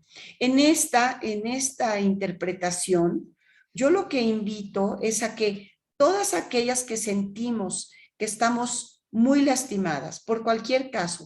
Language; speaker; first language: Spanish; native; Spanish